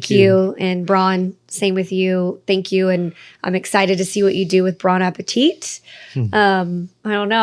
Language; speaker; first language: English; native; English